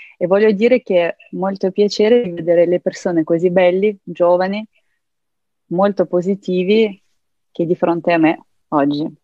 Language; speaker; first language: Italian; non-native, fluent; Ukrainian